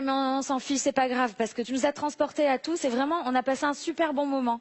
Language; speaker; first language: French; native; French